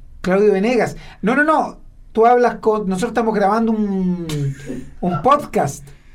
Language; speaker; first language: Spanish; native; Spanish